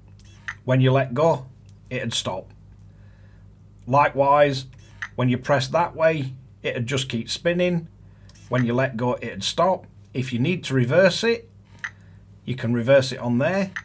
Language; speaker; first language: English; native; English